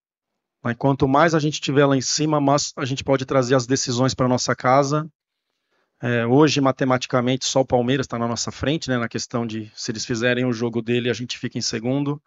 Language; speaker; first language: Portuguese; native; Portuguese